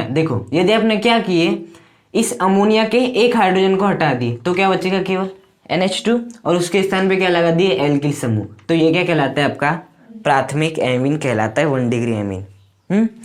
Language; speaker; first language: Hindi; native; Hindi